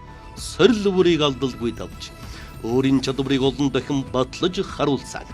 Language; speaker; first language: Mongolian; native; Mongolian